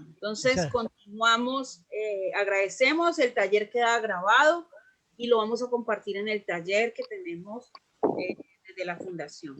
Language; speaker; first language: Spanish; native; Spanish